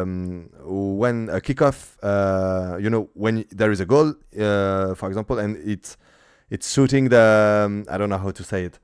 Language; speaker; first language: English; non-native, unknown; French